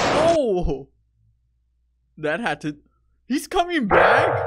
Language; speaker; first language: English; native; English